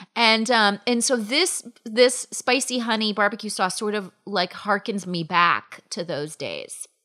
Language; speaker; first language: English; native; English